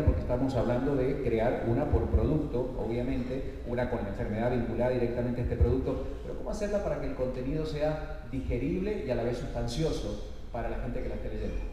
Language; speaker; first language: Spanish; native; Spanish